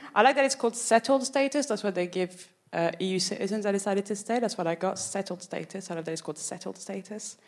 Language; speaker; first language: English; non-native, fluent; French